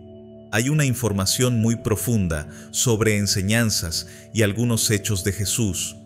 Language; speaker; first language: Spanish; native; Spanish